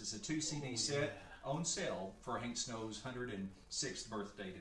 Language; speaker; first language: English; native; English